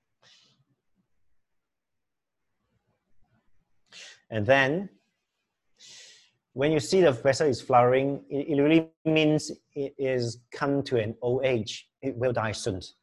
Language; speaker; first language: English; non-native, local second language; Chinese